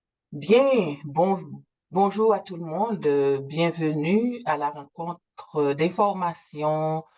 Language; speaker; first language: French; native; French